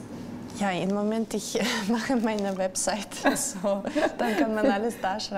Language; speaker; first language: German; non-native, learner; Russian